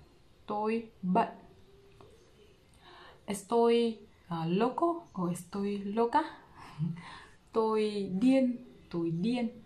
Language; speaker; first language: Spanish; non-native, learner; Vietnamese